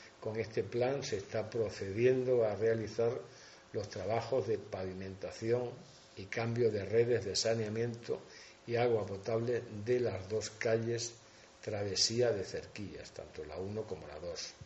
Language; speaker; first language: Spanish; native; Spanish